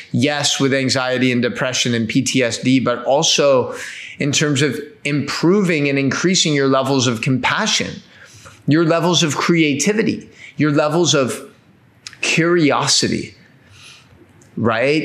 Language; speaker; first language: English; native; English